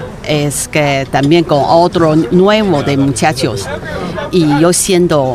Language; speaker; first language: Spanish; non-native, learner; Chinese